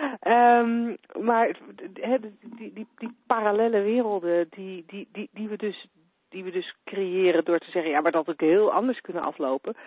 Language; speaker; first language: Dutch; native; Dutch